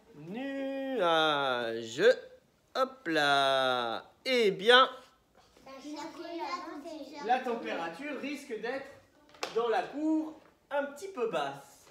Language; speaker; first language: French; native; French